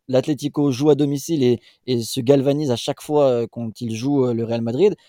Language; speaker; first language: French; native; French